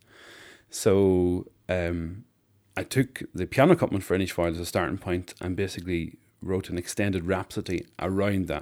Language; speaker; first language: English; native; English